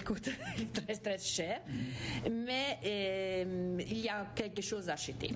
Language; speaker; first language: French; non-native, fluent; Italian